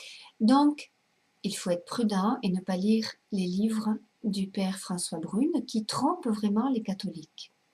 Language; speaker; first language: French; native; French